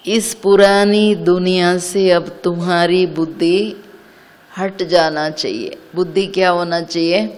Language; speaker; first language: Hindi; non-native, local second language; Kannada